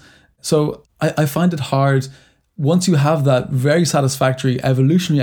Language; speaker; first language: English; native; English